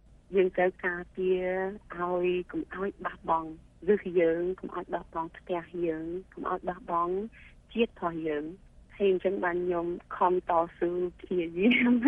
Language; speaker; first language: Khmer; early bilingual, heritage; Khmer